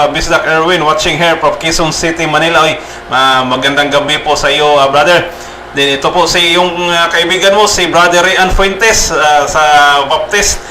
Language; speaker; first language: Filipino; non-native, local second language; Cebuano